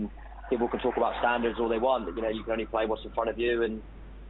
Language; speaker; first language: English; native; English